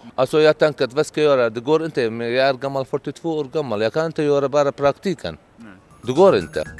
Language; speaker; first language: Swedish; non-native, learner; Arabic